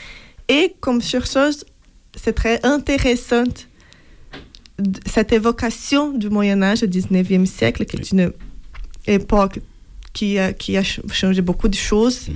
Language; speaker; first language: French; non-native, fluent; Portuguese